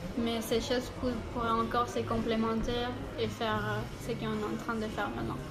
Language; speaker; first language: French; non-native, fluent; Spanish